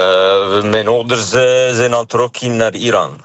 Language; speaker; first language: Dutch; non-native, fluent; Persian